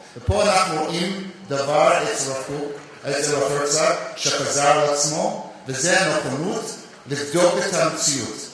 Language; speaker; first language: Hebrew; non-native, fluent; English